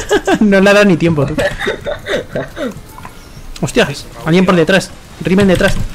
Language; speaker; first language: Spanish; native; Spanish